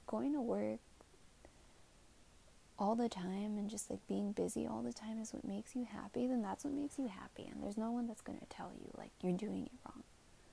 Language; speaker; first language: English; native; English